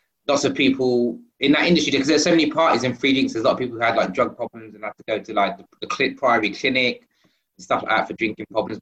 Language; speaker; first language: English; native; English